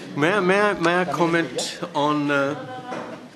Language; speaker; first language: English; native; English